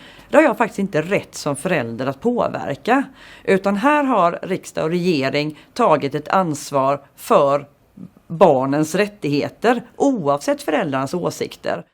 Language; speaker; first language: Swedish; native; Swedish